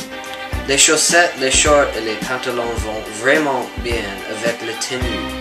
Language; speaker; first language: French; non-native, learner; English